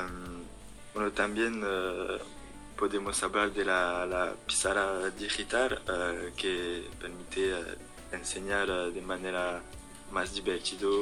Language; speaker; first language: Spanish; non-native, learner; French